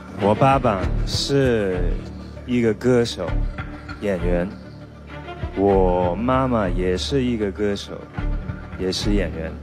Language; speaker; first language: Chinese; non-native, local second language; Cantonese